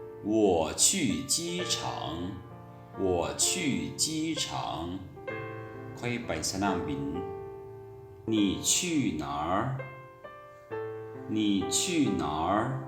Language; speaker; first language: Chinese; non-native, fluent; Lao